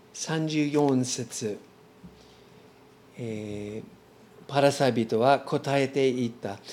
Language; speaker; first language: Japanese; non-native, learner; English